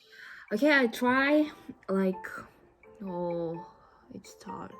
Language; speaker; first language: English; non-native, learner; Kazakh